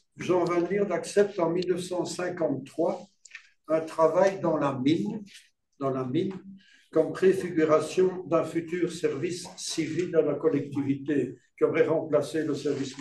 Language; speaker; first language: French; native; French